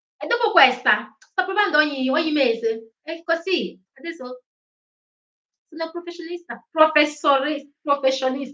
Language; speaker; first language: Italian; non-native, learner; Igbo